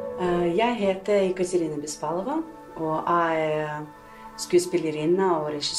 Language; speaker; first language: Norwegian; non-native, fluent; Russian